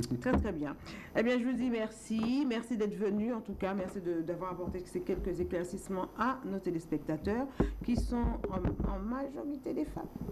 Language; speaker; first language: French; native; French